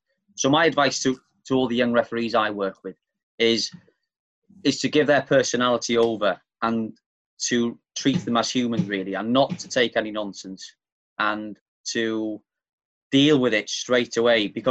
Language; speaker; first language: English; native; English